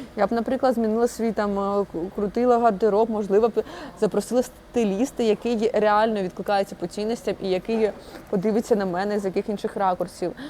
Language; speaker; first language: Ukrainian; non-native, local second language; Russian